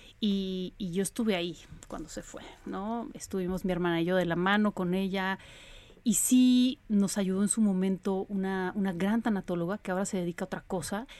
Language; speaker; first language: Spanish; early bilingual, other home language; Polish